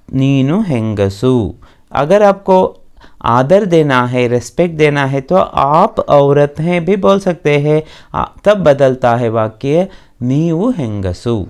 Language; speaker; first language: Hindi; non-native, local second language; Kannada